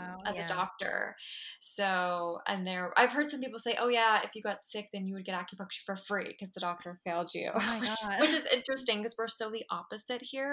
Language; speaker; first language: English; native; English